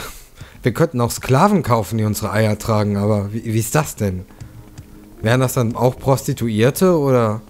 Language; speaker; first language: German; native; German